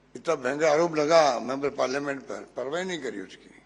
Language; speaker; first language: Hindi; native; Hindi